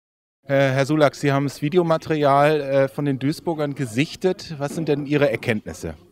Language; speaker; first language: German; native; German